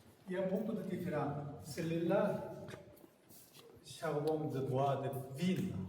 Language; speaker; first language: French; non-native, fluent; Korean